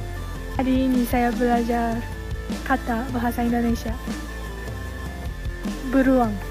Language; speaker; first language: Indonesian; non-native, learner; Japanese